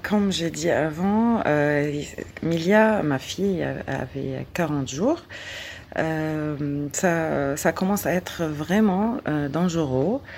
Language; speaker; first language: French; non-native, learner; Arabic